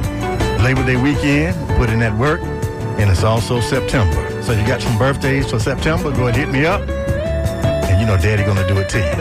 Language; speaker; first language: English; native; English